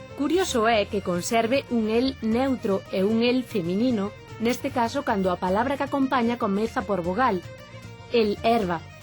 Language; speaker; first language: Galician; native; Galician